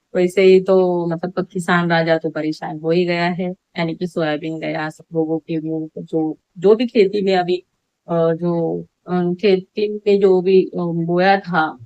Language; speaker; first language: Hindi; non-native, local second language; Marathi